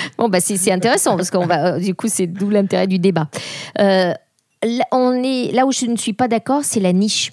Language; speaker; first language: French; native; French